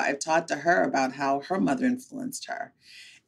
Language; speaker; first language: English; native; English